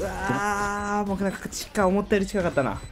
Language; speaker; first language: Japanese; native; Japanese